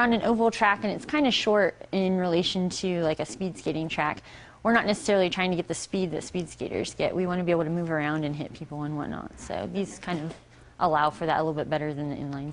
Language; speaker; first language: English; native; English